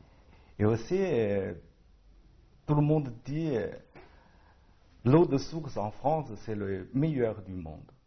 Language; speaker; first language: French; non-native, learner; Chinese